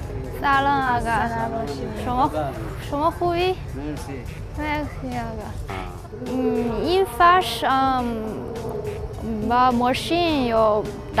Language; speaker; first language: Persian; non-native, learner; Chinese